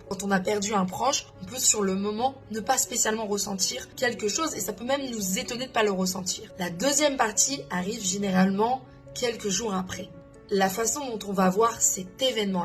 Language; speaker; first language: French; native; French